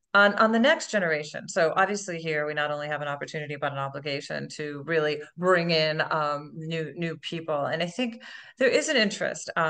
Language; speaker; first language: English; native; English